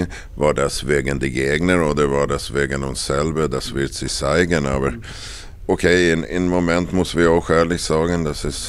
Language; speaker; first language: German; non-native, fluent; Swedish